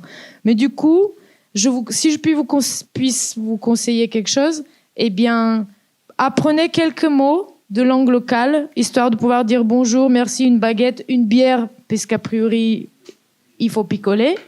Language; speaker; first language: French; native; French